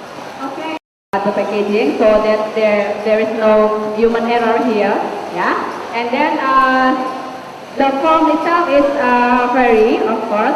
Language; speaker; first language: English; non-native, local second language; Indonesian